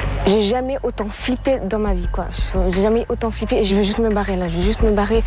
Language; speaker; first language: French; native; French